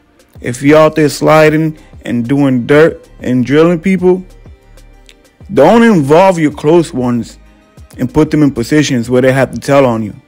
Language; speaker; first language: English; native; English